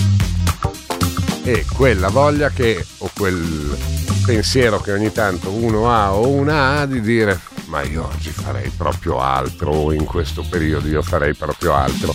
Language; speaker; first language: Italian; native; Italian